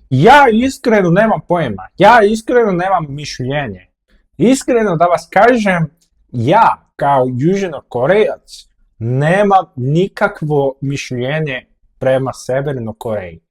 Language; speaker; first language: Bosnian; non-native, fluent; Korean